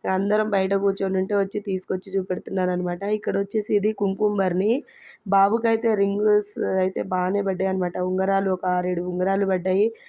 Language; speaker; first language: Telugu; native; Telugu